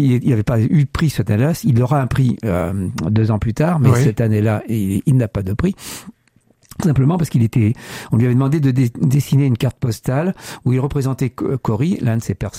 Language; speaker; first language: French; native; French